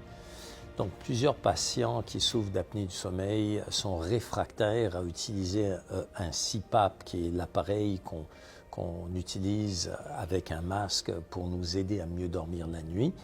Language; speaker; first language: French; native; French